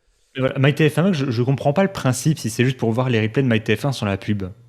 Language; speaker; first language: French; native; French